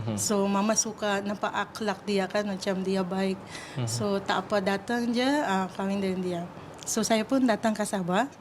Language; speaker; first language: Malay; non-native, fluent; Filipino